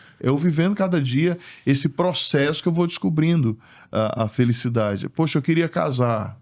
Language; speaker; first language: Portuguese; native; Portuguese